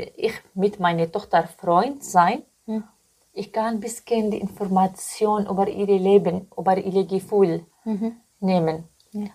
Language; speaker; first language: German; non-native, learner; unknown